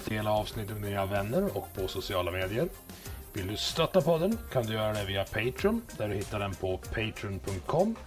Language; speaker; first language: Swedish; native; Swedish